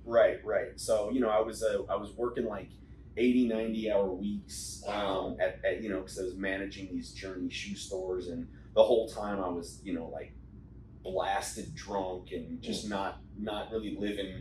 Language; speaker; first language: English; native; English